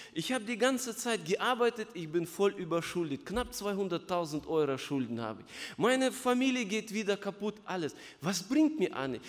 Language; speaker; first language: German; non-native, fluent; Russian